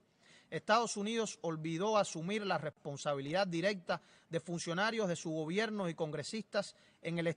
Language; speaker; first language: Spanish; native; Spanish